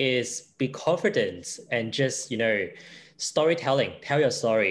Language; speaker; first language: English; non-native, local second language; Cantonese